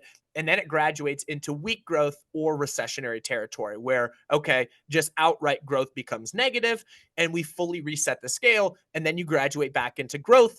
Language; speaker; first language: English; native; English